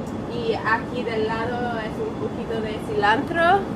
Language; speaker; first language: Spanish; non-native, learner; English